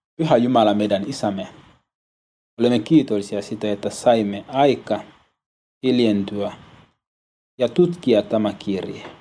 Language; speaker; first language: Finnish; non-native, learner; Swahili